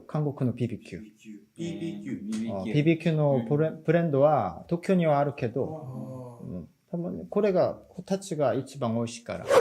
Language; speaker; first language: Japanese; non-native, fluent; Korean